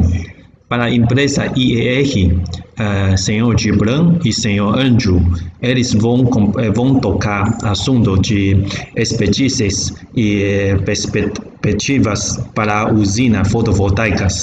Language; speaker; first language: Portuguese; non-native, learner; Chinese